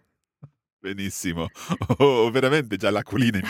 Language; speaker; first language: Italian; non-native, fluent; English